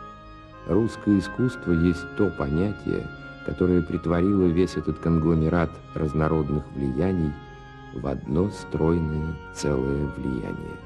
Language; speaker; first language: Russian; native; Russian